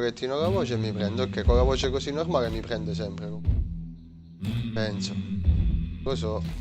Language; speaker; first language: Italian; native; Italian